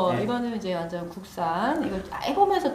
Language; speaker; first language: Korean; native; Korean